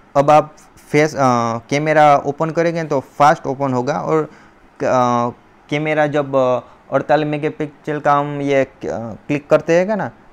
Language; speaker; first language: Hindi; non-native, local second language; Gujarati